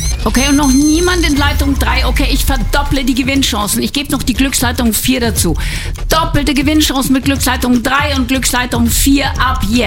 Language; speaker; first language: German; native; German